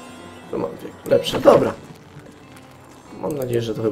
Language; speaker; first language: Polish; native; Polish